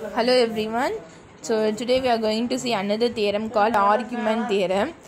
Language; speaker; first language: English; non-native, local second language; Tamil